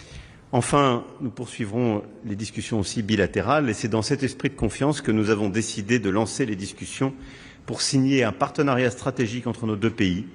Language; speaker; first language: French; native; French